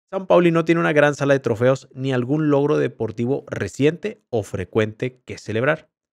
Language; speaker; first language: Spanish; native; Spanish